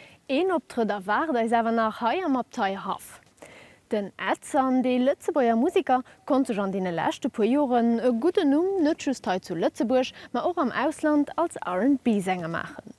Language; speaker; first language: German; non-native, local second language; Luxembourgish